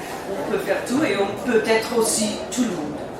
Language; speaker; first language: French; non-native, learner; English